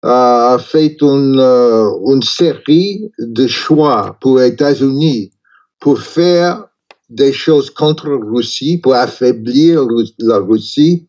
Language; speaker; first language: French; non-native, learner; English